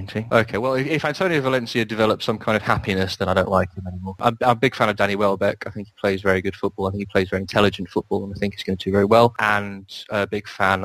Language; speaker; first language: English; native; English